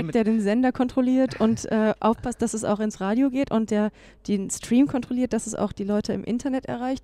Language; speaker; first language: German; native; German